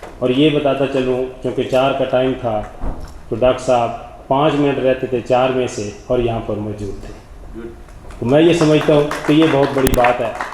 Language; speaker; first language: Urdu; non-native, local second language; Punjabi